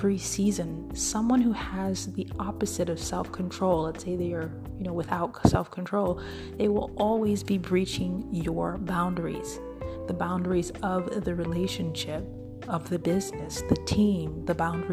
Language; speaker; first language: English; native; English